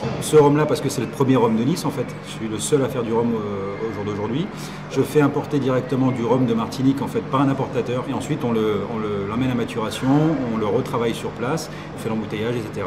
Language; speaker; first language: French; native; French